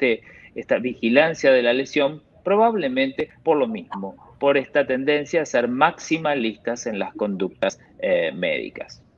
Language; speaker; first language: Spanish; native; Spanish